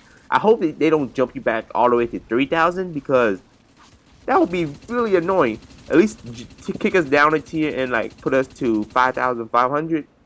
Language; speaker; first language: English; native; English